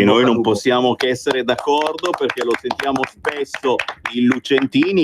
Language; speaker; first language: Italian; native; Italian